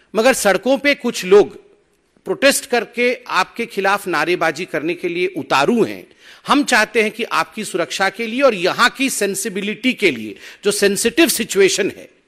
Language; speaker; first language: Hindi; non-native, local second language; Odia